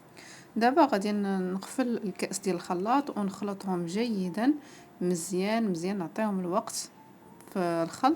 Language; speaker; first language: Arabic; native; Arabic